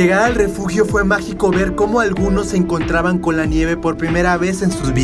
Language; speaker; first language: Spanish; native; Spanish